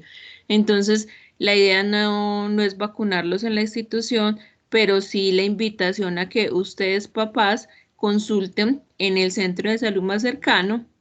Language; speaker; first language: Spanish; native; Spanish